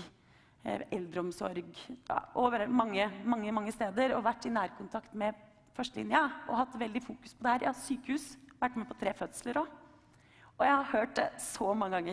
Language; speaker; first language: Norwegian; native; Norwegian